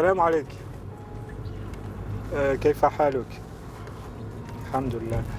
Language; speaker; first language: Arabic; early bilingual, heritage; Arabic